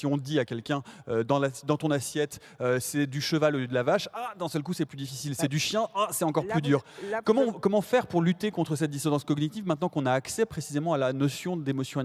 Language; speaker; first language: French; native; French